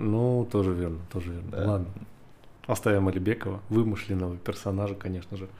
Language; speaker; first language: Russian; native; Russian